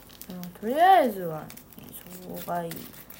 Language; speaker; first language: Japanese; early bilingual, other home language; Korean